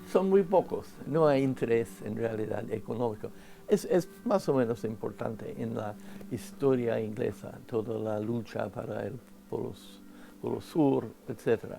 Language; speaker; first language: Spanish; non-native, fluent; English